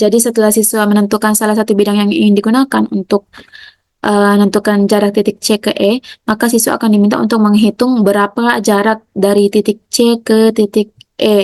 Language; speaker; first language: Indonesian; native; Indonesian